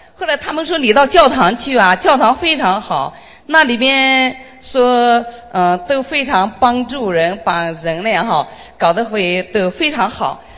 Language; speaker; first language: Chinese; native; Chinese